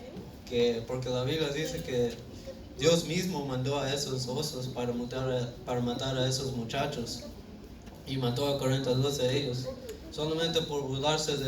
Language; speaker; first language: Spanish; early bilingual, heritage; Spanish